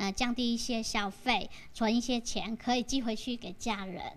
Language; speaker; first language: Chinese; non-native, fluent; Vietnamese